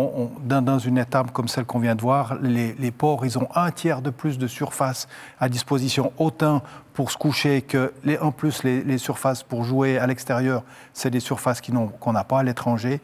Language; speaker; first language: French; native; French